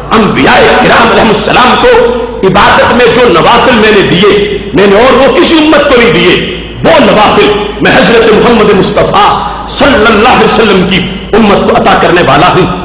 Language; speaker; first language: Urdu; non-native, local second language; Punjabi